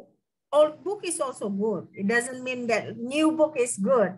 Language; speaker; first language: English; non-native, fluent; Indonesian